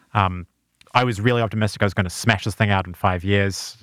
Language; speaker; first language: English; native; English